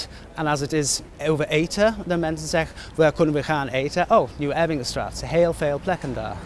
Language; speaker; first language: Dutch; non-native, fluent; English